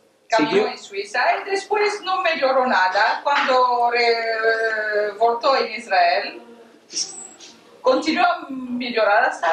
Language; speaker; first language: Spanish; non-native, learner; Italian